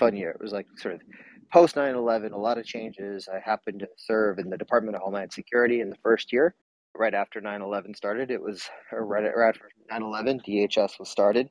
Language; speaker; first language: English; native; English